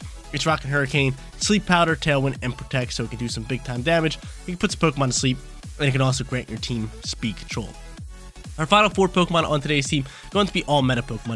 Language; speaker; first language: English; native; English